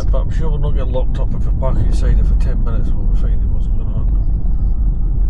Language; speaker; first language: English; native; English